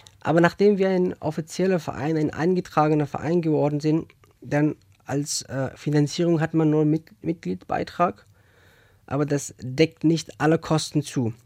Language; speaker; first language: German; non-native, fluent; Persian